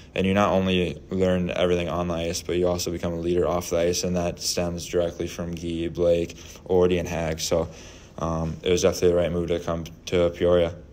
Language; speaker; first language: English; native; English